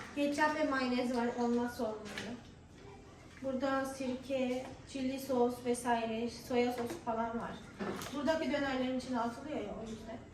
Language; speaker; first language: Turkish; native; Turkish